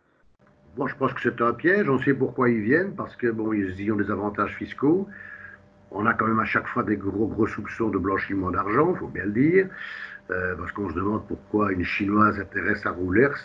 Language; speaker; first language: French; native; French